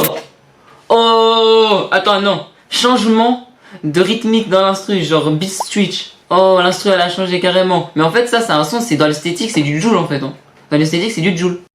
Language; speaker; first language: French; native; French